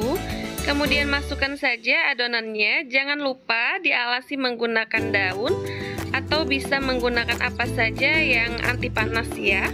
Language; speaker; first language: Indonesian; native; Indonesian